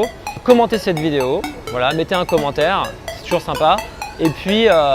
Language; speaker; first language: French; native; French